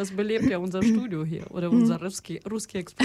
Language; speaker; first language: German; non-native, fluent; Russian